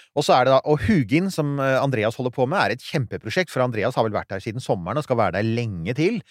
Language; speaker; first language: Norwegian; early bilingual, other home language; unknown